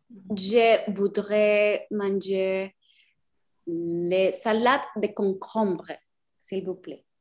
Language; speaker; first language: French; non-native, learner; Spanish